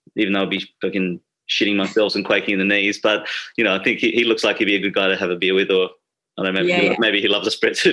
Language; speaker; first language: English; native; English